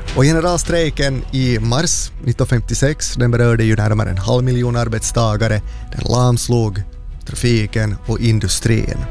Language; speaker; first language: Swedish; native; Swedish